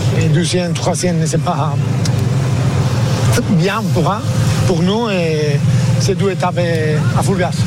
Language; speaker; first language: French; non-native, learner; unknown